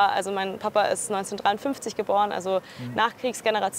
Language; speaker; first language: German; native; German